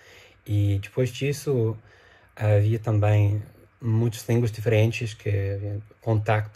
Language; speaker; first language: Portuguese; non-native, fluent; English